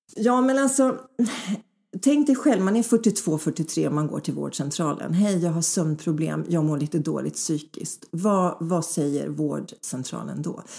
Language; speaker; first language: Swedish; early bilingual, other home language; Polish